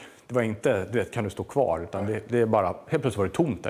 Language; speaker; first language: Swedish; native; Swedish